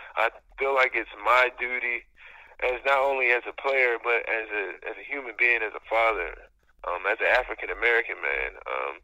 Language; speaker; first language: English; native; English